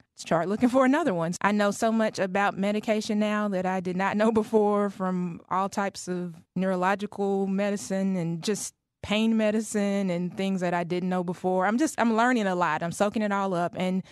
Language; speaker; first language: English; native; English